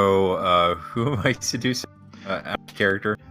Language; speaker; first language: English; native; English